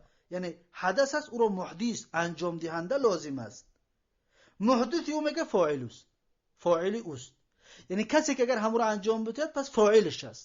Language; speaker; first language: Persian; native; Persian